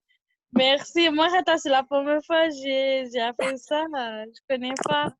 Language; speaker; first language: French; non-native, learner; Arabic